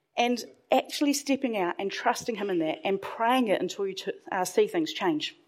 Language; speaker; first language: English; native; English